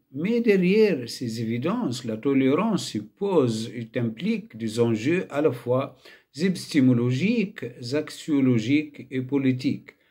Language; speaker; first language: French; non-native, local second language; Arabic